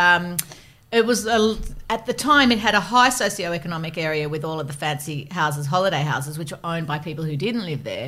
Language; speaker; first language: English; native; English